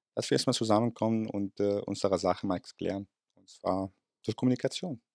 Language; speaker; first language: German; non-native, fluent; Arabic